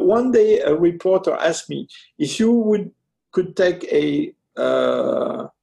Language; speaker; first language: English; early bilingual, other home language; French